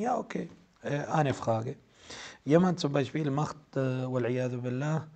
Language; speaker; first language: German; non-native, fluent; Arabic